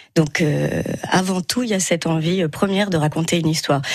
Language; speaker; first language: French; native; French